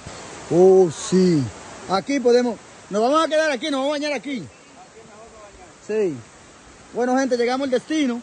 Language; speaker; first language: Spanish; native; Spanish